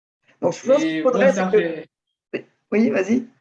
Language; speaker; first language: French; native; French